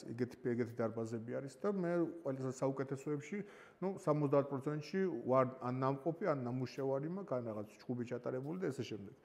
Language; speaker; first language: Georgian; early bilingual, heritage; Georgian